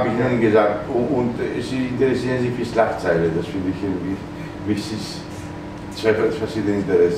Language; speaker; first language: German; non-native, fluent; Greek